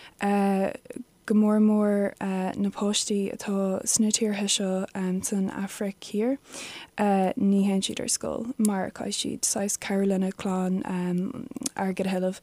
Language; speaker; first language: Irish; non-native, local second language; English